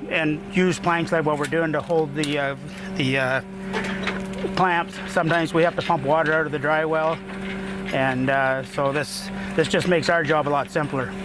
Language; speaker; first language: English; native; English